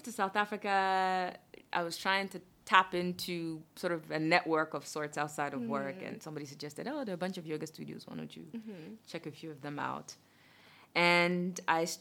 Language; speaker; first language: English; non-native, fluent; French